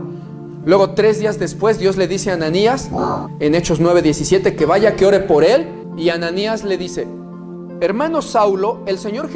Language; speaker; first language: Spanish; native; Spanish